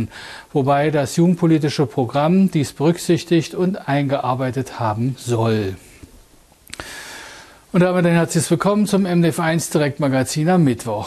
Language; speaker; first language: German; native; German